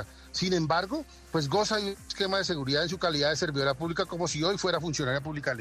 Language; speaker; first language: Spanish; native; Spanish